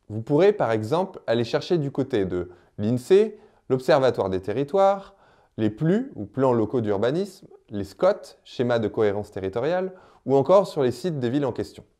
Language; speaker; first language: French; native; French